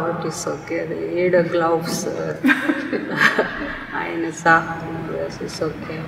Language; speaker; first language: German; non-native, learner; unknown